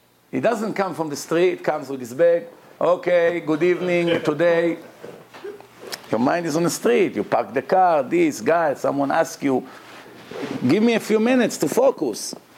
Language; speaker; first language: English; non-native, fluent; Hebrew